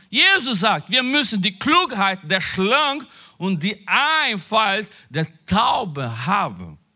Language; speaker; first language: German; non-native, learner; Portuguese